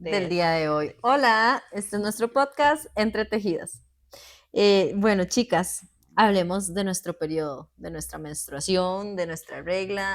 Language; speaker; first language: Spanish; native; Spanish